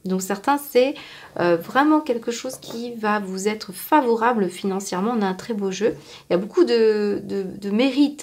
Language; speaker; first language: French; native; French